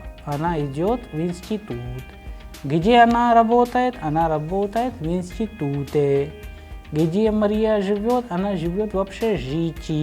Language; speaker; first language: Russian; non-native, fluent; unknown